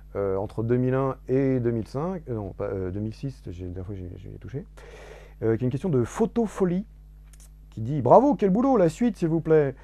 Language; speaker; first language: French; native; French